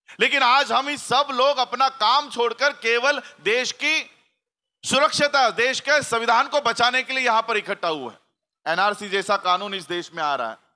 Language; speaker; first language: Hindi; native; Hindi